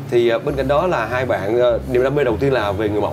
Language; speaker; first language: Vietnamese; native; Vietnamese